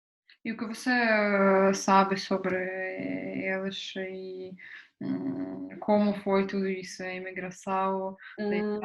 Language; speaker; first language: Portuguese; non-native, fluent; Russian